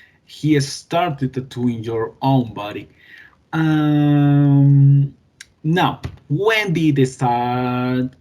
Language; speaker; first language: English; non-native, learner; Spanish